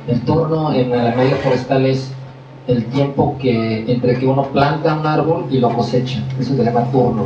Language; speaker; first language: Spanish; native; Spanish